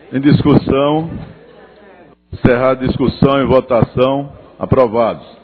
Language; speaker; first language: Portuguese; native; Portuguese